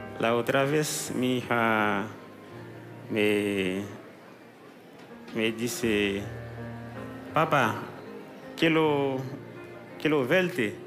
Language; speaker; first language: Spanish; non-native, learner; Haitian Creole